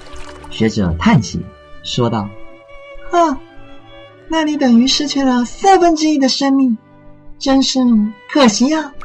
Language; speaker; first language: Chinese; native; Chinese